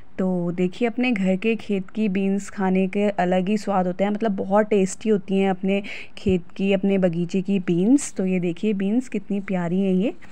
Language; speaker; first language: Hindi; native; Hindi